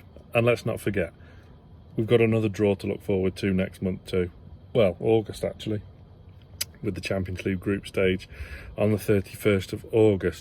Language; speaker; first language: English; native; English